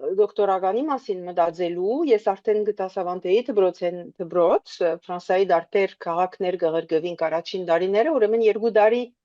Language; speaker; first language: Armenian; early bilingual, heritage; Armenian